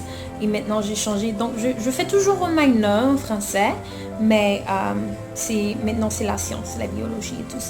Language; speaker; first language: French; non-native, local second language; Haitian Creole